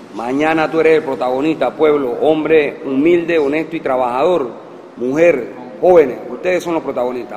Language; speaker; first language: Spanish; native; Spanish